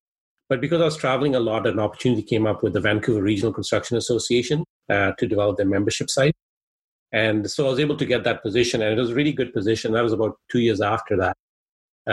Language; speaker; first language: English; non-native, local second language; Swahili